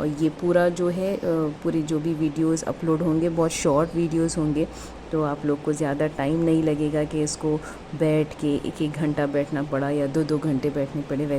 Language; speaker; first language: Urdu; native; Urdu